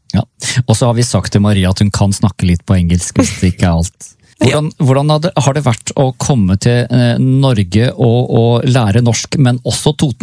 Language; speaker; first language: Norwegian; native; Norwegian